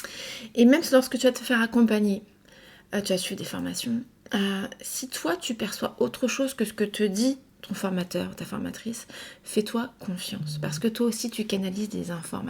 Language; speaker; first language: French; native; French